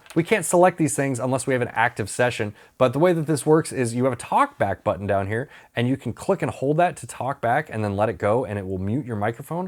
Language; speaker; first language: English; native; English